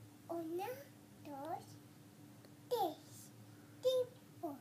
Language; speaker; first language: Spanish; early bilingual, heritage; Spanish